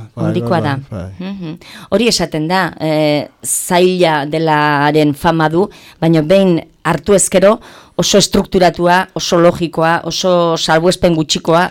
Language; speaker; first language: Basque; native; Basque